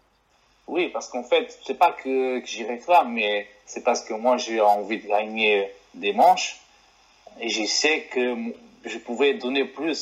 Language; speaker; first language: French; non-native, fluent; Portuguese